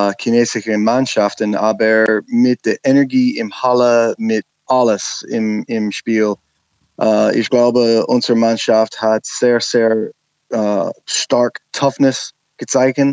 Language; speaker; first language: German; non-native, learner; English